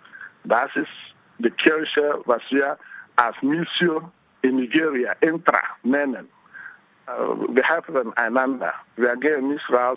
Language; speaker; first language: German; non-native, fluent; Igbo